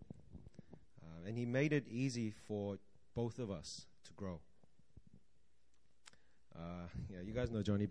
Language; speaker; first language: English; native; English